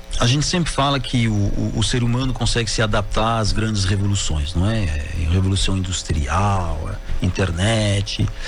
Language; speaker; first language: Portuguese; non-native, fluent; French